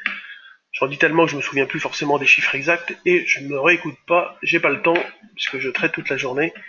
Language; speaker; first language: French; native; French